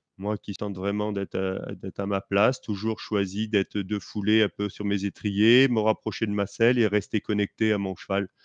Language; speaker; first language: French; native; French